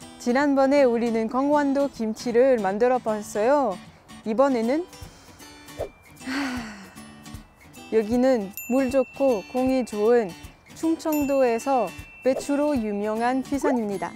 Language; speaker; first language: Korean; non-native, learner; French